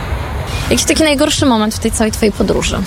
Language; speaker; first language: Polish; native; Polish